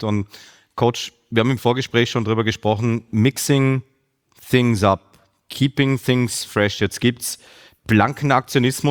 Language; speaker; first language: German; native; German